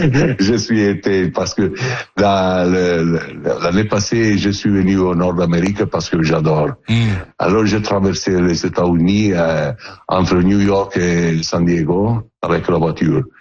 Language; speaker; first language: French; non-native, fluent; Italian